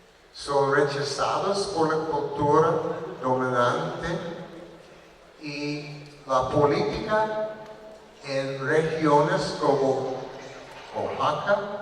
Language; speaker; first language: Spanish; non-native, learner; English